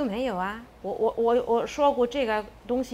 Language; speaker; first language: Chinese; non-native, fluent; Italian